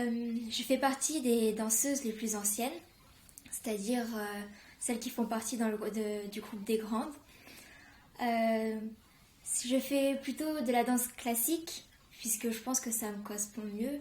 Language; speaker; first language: French; early bilingual, other home language; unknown